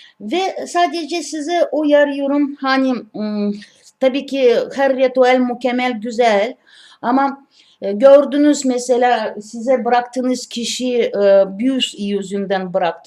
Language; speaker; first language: Turkish; non-native, learner; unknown